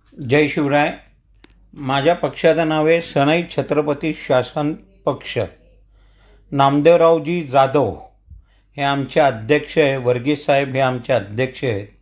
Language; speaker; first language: Marathi; non-native, local second language; Marwari